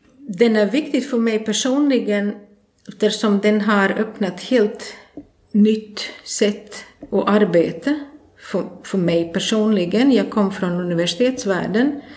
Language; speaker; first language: Swedish; non-native, fluent; Latvian